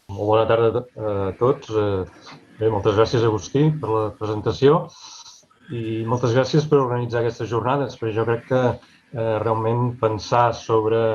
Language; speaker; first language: Catalan; native; Catalan